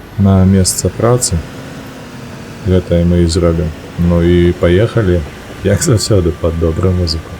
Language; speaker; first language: Belarusian; native; Belarusian